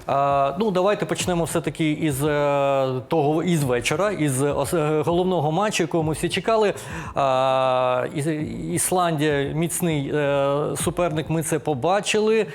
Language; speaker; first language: Ukrainian; native; Ukrainian